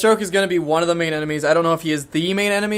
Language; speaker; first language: English; native; English